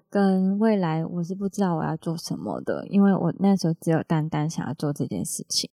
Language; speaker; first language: Chinese; non-native, local second language; Cantonese